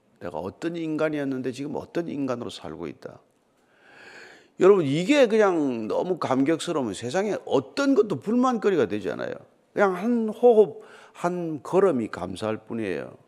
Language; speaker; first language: Korean; native; Korean